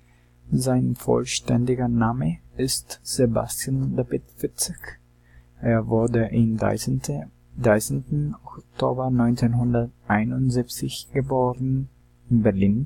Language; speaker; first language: German; non-native, learner; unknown